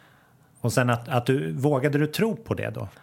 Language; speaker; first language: Swedish; native; Swedish